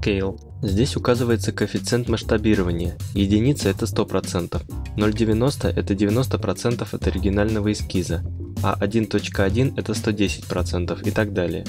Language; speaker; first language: Russian; native; Russian